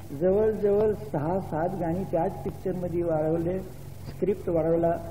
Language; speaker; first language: Marathi; non-native, local second language; Gujarati